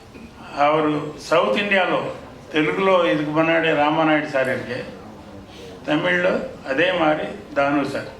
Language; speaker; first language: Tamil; non-native, fluent; Telugu